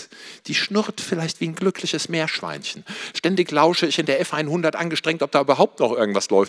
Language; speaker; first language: German; native; German